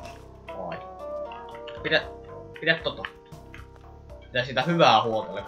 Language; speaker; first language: Finnish; native; Finnish